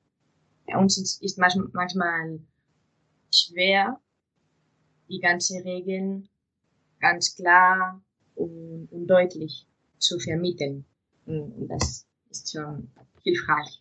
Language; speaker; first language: German; non-native, fluent; Spanish